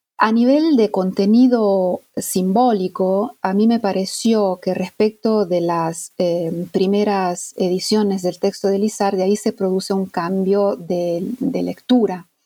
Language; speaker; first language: Spanish; non-native, fluent; Italian